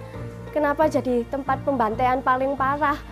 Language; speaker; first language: Indonesian; native; Indonesian